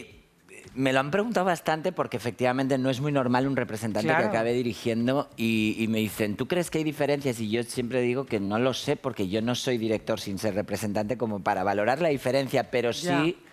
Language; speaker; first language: Spanish; native; Spanish